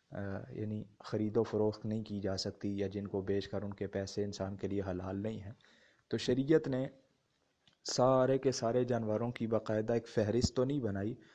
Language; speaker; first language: Urdu; non-native, local second language; Punjabi